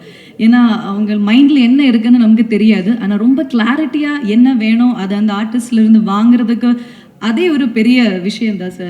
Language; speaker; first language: Tamil; non-native, fluent; Malayalam